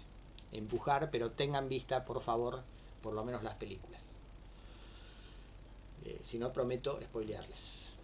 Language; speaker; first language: Spanish; native; Spanish